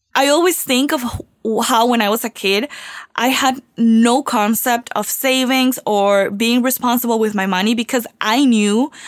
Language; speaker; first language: English; non-native, fluent; Spanish